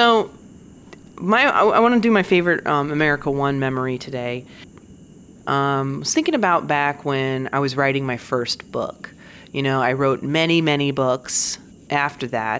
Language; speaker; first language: English; native; English